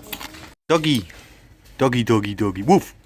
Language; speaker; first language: English; non-native, fluent; Dutch